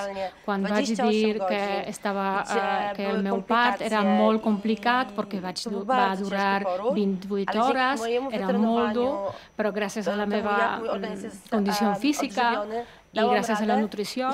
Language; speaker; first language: Catalan; non-native, learner; Polish